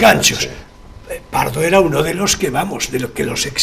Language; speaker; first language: Spanish; native; Spanish